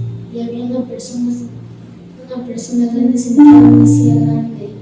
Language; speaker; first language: Spanish; early bilingual, heritage; Spanish